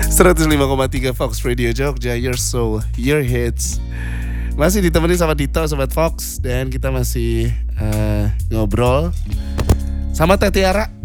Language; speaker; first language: Indonesian; native; Indonesian